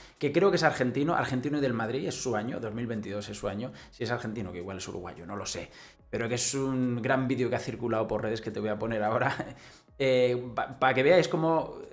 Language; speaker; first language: Spanish; native; Spanish